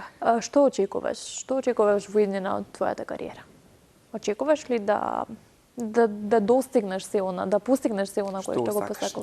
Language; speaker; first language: Macedonian; native; Macedonian